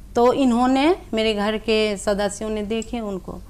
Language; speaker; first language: Hindi; native; Hindi